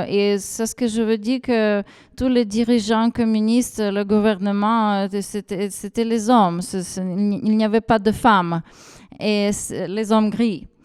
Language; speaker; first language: French; non-native, fluent; Ukrainian